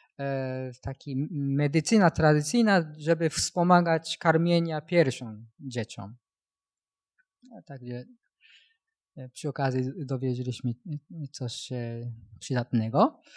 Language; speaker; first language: Polish; non-native, learner; Japanese